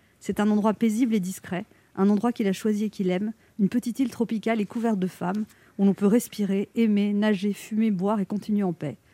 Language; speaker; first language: French; native; French